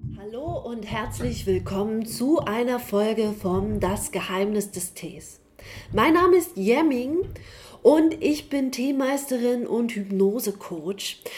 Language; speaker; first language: German; native; German